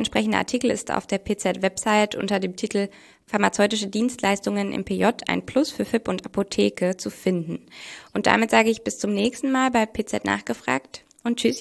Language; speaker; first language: German; native; German